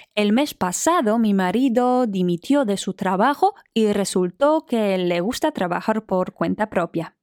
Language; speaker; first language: Spanish; non-native, fluent; Polish